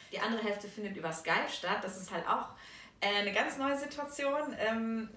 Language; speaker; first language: German; native; German